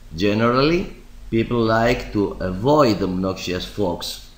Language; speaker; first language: English; non-native, fluent; Greek